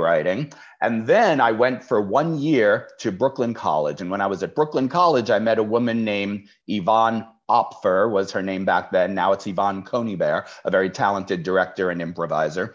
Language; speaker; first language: English; native; English